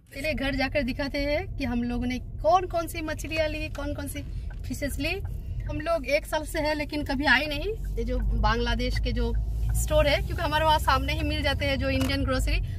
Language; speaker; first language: Hindi; non-native, local second language; Bangla